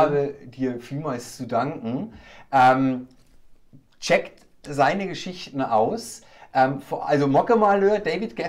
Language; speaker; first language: German; native; German